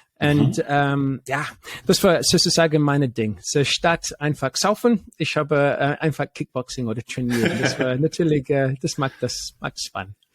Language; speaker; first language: German; non-native, fluent; English